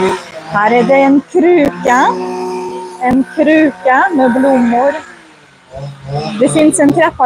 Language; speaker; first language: Swedish; non-native, fluent; Russian